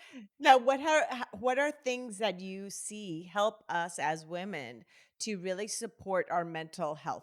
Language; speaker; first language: English; native; English